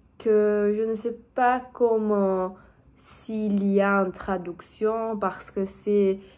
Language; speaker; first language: French; non-native, learner; Portuguese